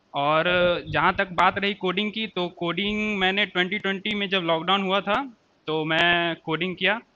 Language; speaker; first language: Hindi; native; Hindi